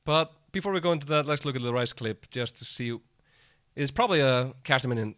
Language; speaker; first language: English; non-native, fluent; Icelandic